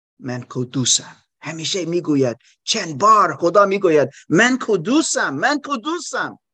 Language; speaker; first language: Persian; non-native, learner; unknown